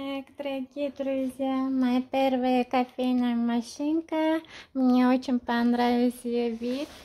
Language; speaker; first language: Russian; non-native, fluent; Azerbaijani